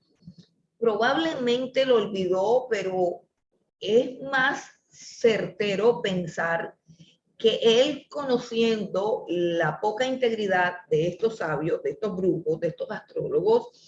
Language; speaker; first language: Spanish; native; Spanish